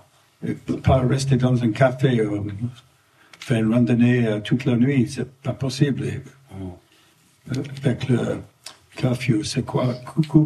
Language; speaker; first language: French; non-native, fluent; English